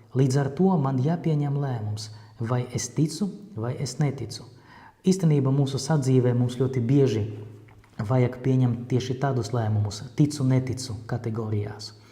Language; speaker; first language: Latvian; non-native, local second language; Russian